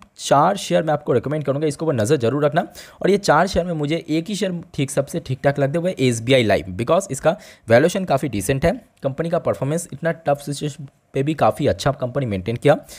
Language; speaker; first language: Hindi; native; Hindi